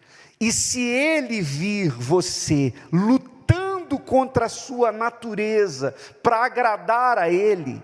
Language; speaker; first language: Portuguese; native; Portuguese